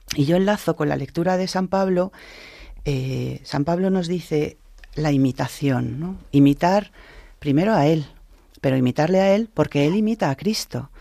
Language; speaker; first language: Spanish; native; Spanish